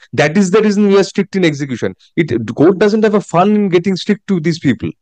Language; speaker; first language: English; non-native, local second language; Bangla